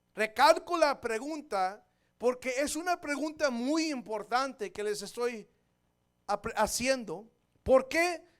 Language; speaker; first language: Spanish; early bilingual, heritage; Spanish